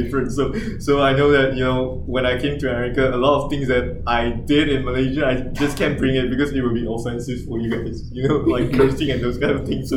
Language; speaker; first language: English; non-native, local second language; Chinese